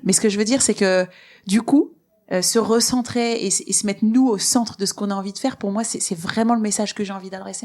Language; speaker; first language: French; native; French